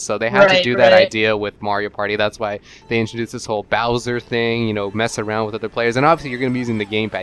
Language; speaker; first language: English; native; English